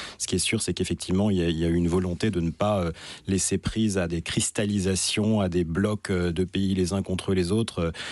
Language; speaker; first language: French; native; French